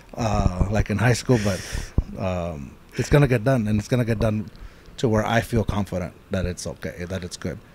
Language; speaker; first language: English; native; English